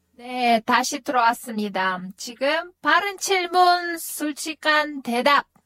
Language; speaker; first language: Korean; non-native, fluent; Kyrgyz